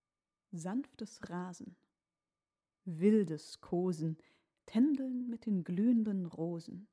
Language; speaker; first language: German; non-native, learner; English